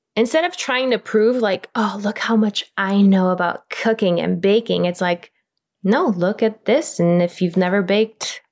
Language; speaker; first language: English; non-native, fluent; Romanian